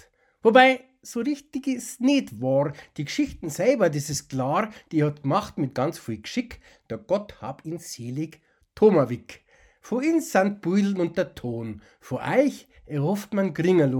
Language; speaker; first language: German; native; German